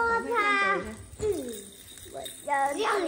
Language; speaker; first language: Chinese; native; Chinese